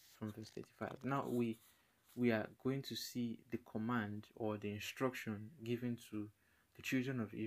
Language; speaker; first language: English; non-native, local second language; Yoruba